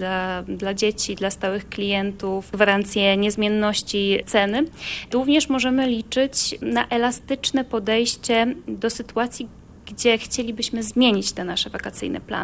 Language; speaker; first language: Polish; native; Polish